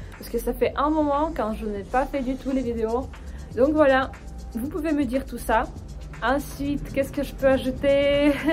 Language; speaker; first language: French; non-native, fluent; Russian